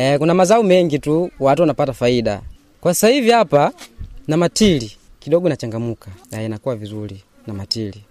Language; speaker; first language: Swahili; non-native, local second language; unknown